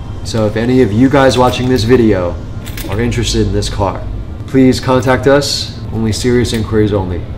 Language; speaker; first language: English; early bilingual, other home language; Chinese